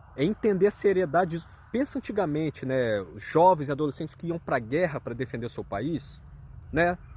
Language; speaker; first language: Portuguese; native; Portuguese